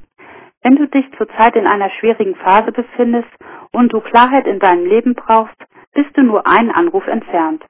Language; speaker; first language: German; native; German